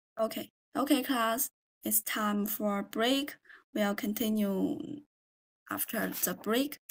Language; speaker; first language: English; non-native, fluent; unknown